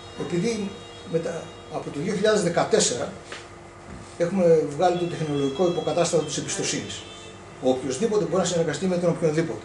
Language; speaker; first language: Greek; early bilingual, heritage; Greek